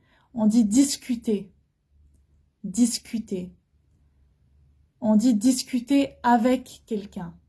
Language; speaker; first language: French; non-native, fluent; Arabic